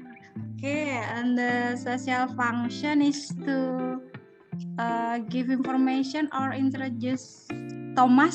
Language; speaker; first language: English; non-native, learner; Indonesian